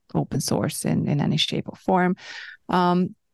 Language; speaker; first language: English; non-native, fluent; Hungarian